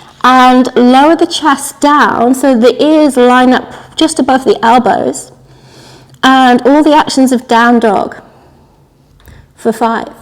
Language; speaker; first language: English; native; English